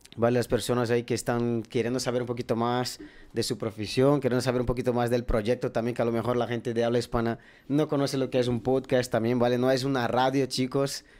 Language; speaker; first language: Spanish; non-native, fluent; Portuguese